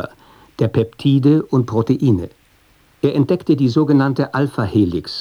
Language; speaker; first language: German; native; German